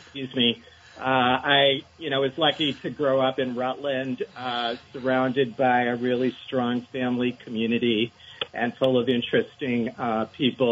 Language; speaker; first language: English; native; English